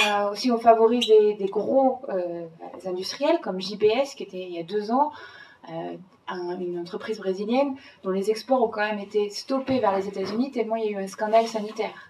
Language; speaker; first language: French; native; French